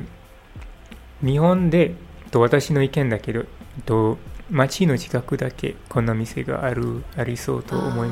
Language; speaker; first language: Japanese; non-native, learner; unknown